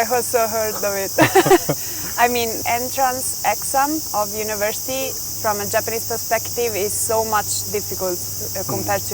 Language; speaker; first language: English; non-native, fluent; Italian